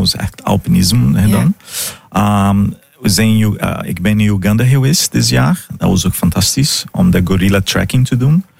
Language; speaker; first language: Dutch; non-native, fluent; Portuguese